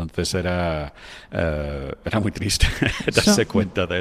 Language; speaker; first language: Spanish; non-native, fluent; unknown